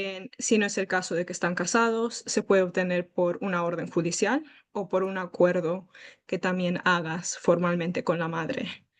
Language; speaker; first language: Spanish; native; Spanish